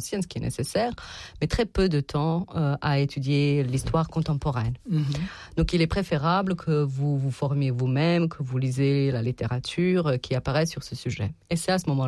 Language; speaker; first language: French; non-native, fluent; Serbian